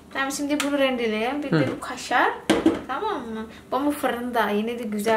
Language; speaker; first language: Turkish; non-native, learner; Indonesian